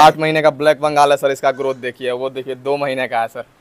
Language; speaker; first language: Hindi; native; Hindi